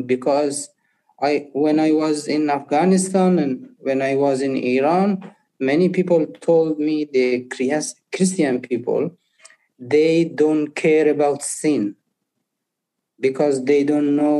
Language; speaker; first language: English; non-native, learner; Persian